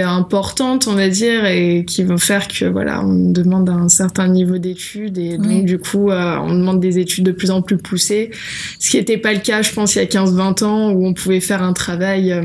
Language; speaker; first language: French; native; French